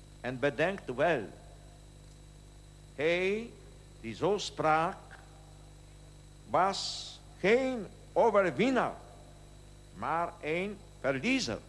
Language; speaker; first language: Dutch; non-native, learner; Polish